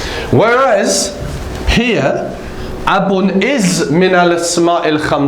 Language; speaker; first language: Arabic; non-native, fluent; English